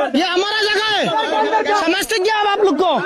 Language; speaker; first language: Hindi; non-native, learner; Bangla